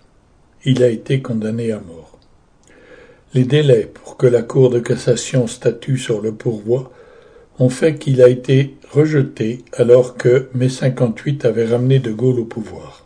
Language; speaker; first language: French; native; French